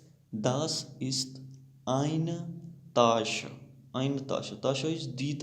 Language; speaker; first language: German; non-native, fluent; Hindi